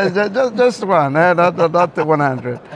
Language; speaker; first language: English; non-native, fluent; Italian